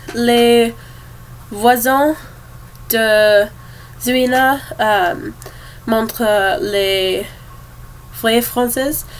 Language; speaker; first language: French; non-native, learner; English